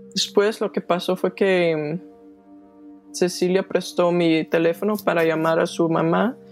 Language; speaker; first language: Spanish; non-native, fluent; Danish